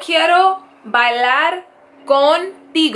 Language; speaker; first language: Spanish; non-native, fluent; English